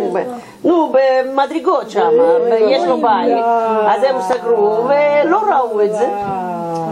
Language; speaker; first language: Hebrew; non-native, fluent; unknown